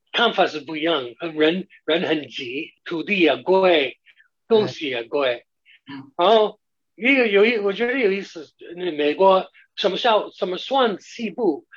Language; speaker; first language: Chinese; non-native, fluent; English